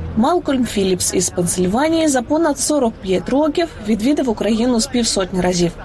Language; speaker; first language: Ukrainian; native; Ukrainian